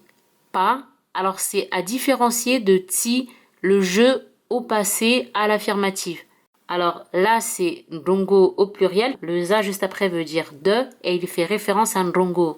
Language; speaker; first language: French; early bilingual, heritage; French